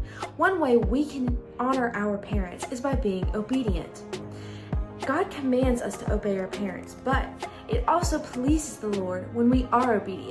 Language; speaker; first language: English; native; English